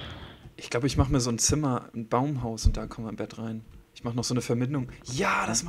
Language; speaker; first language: German; native; German